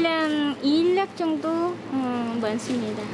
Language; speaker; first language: Korean; non-native, learner; Vietnamese